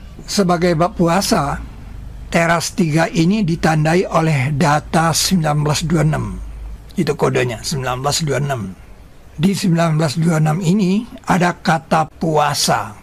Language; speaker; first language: Indonesian; native; Indonesian